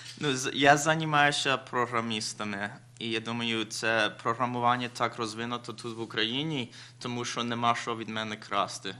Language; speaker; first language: Ukrainian; early bilingual, heritage; Ukrainian